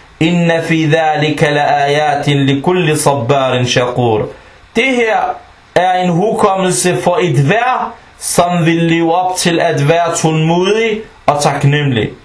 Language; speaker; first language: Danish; non-native, fluent; Arabic